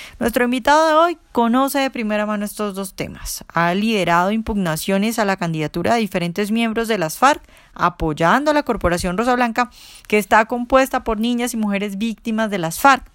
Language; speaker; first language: Spanish; native; Spanish